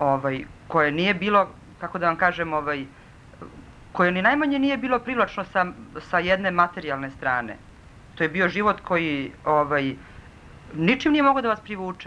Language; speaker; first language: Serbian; early bilingual, other home language; Russian